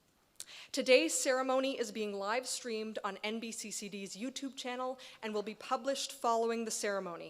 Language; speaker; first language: English; native; English